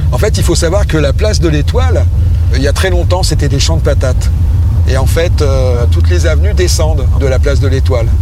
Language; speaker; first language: French; native; French